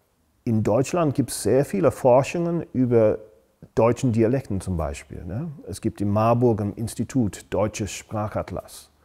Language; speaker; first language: German; non-native, fluent; English